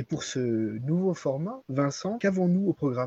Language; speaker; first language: French; native; French